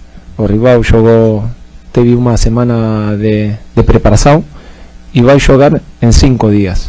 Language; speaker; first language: Portuguese; non-native, fluent; Spanish